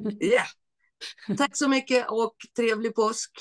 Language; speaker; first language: Swedish; native; Swedish